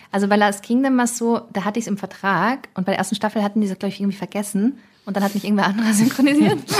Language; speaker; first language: German; early bilingual, other home language; English